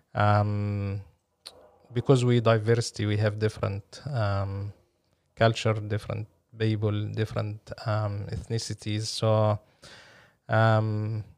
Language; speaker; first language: English; non-native, fluent; Arabic